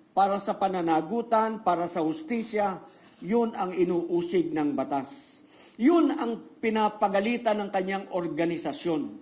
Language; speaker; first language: Filipino; native; Filipino